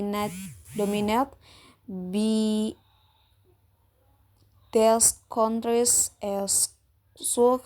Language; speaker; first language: English; non-native, learner; Indonesian